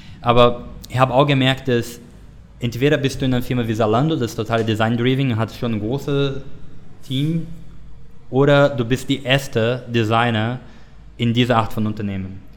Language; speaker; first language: German; non-native, learner; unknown